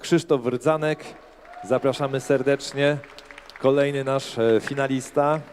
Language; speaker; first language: Polish; native; Polish